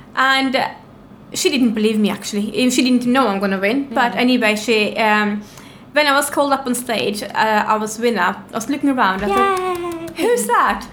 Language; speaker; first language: English; non-native, fluent; Norwegian